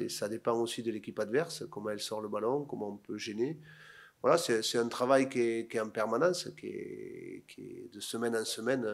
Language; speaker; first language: French; native; French